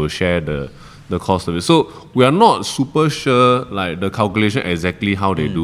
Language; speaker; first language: English; non-native, local second language; Chinese